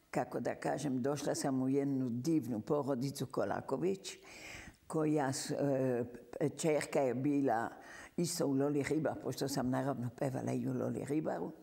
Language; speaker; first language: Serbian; early bilingual, heritage; Serbian